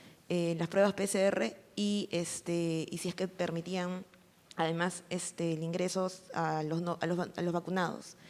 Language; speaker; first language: Spanish; native; Spanish